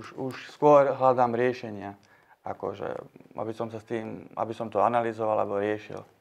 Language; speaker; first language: Slovak; non-native, local second language; Hungarian